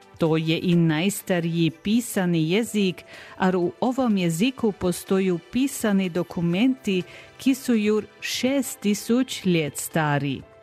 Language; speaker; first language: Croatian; native; Croatian